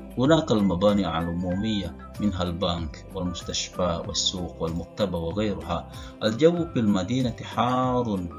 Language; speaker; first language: Arabic; non-native, fluent; Indonesian